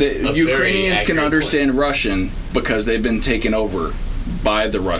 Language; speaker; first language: English; native; English